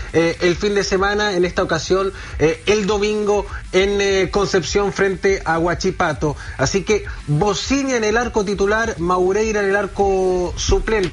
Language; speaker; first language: Spanish; native; Spanish